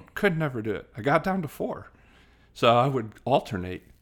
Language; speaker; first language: English; native; English